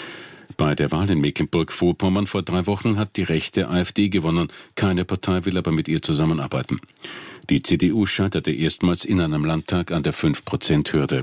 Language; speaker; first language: German; native; German